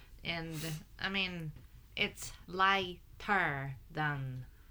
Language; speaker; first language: English; non-native, fluent; Japanese